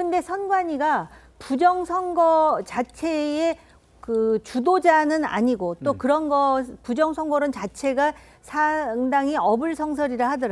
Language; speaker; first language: Korean; native; Korean